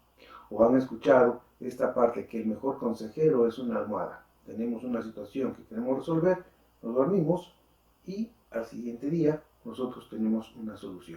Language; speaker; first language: Spanish; native; Spanish